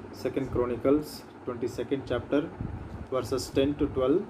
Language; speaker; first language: English; non-native, local second language; Hindi